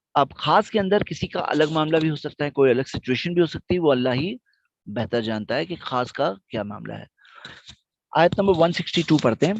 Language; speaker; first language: Urdu; non-native, local second language; Gujarati